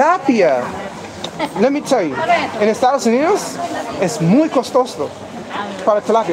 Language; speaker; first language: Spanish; non-native, learner; English